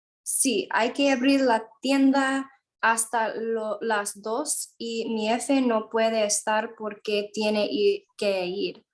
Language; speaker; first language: Spanish; non-native, learner; English